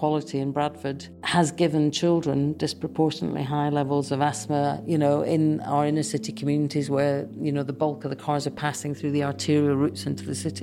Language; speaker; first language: English; native; English